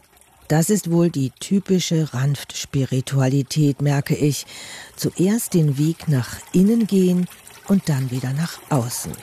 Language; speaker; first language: German; native; German